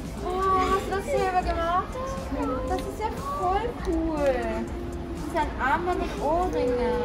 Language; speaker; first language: German; native; German